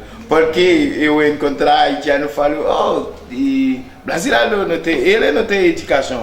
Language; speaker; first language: Portuguese; non-native, learner; Haitian Creole